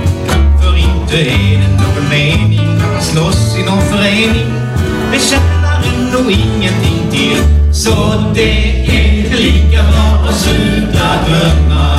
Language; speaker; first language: Swedish; native; Swedish